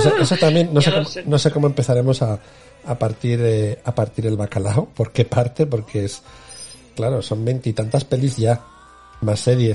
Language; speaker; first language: Spanish; native; Spanish